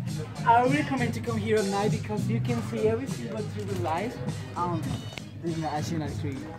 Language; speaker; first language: English; non-native, fluent; Spanish